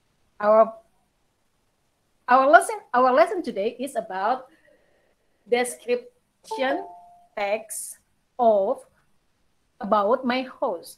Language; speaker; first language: English; non-native, learner; Indonesian